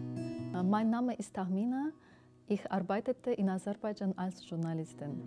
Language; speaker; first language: German; non-native, fluent; Azerbaijani